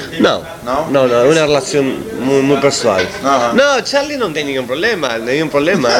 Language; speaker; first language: Portuguese; non-native, learner; Spanish